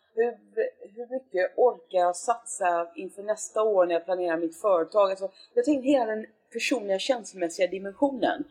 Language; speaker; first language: Swedish; native; Swedish